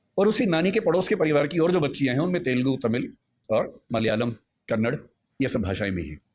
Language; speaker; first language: Hindi; native; Hindi